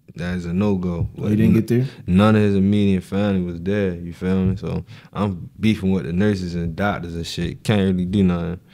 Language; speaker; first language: English; native; English